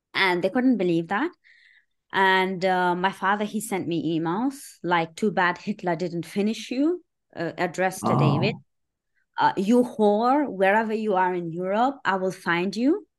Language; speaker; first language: English; early bilingual, other home language; Persian